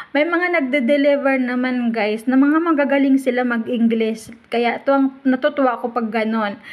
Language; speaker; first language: Filipino; native; Filipino